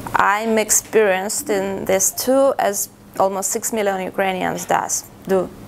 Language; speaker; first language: English; non-native, fluent; Russian